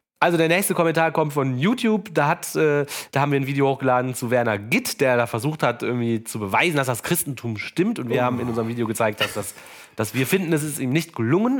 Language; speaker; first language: German; native; German